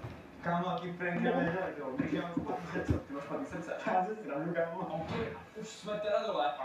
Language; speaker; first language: Czech; native; Czech